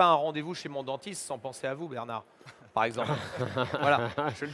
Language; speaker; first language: French; native; French